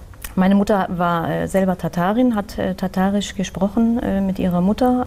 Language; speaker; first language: German; early bilingual, other home language; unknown